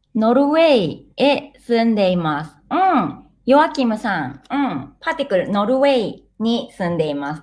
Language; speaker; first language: Japanese; non-native, fluent; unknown